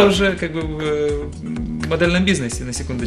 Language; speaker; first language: Russian; native; Russian